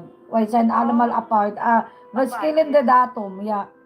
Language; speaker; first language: Dutch; non-native, learner; Filipino